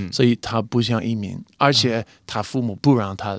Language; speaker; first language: Chinese; non-native, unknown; English